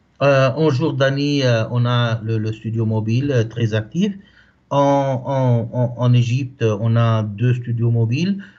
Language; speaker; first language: French; non-native, local second language; Arabic